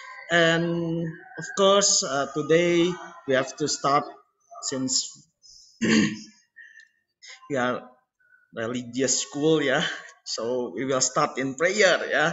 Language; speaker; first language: English; non-native, learner; Indonesian